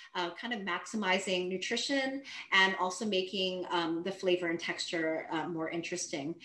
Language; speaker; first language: English; native; English